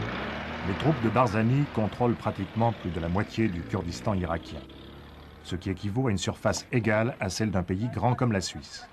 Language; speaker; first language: French; native; French